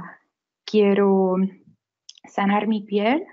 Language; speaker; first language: Spanish; non-native, fluent; Italian